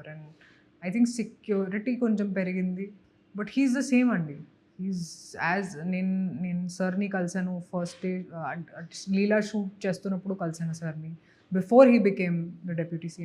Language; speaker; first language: Telugu; non-native, fluent; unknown